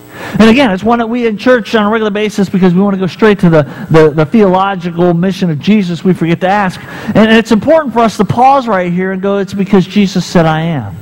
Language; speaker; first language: English; native; English